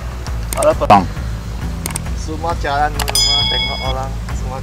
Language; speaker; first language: Indonesian; non-native, learner; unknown